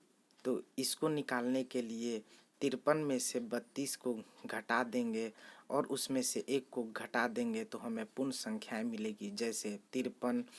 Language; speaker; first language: Hindi; native; Hindi